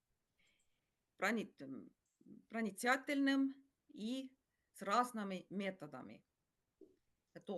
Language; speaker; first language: Russian; non-native, fluent; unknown